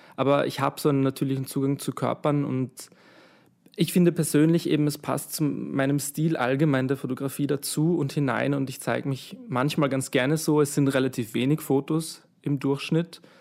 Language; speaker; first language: German; native; German